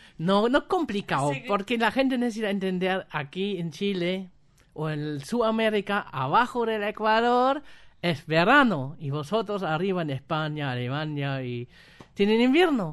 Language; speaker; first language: Spanish; non-native, fluent; German